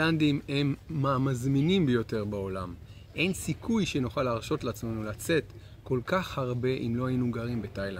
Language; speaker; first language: Hebrew; native; Hebrew